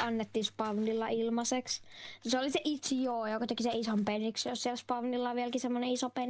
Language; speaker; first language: Finnish; native; Finnish